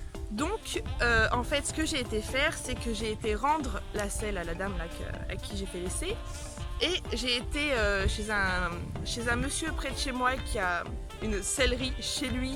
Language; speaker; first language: French; native; French